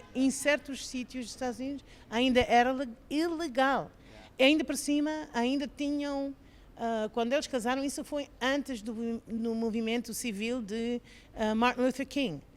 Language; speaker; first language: Portuguese; non-native, fluent; English